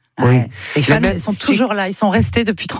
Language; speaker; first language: French; native; French